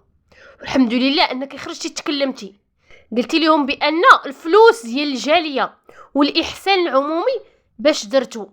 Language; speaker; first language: Arabic; native; Arabic